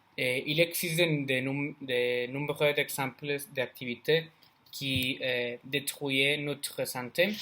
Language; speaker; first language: French; non-native, learner; Spanish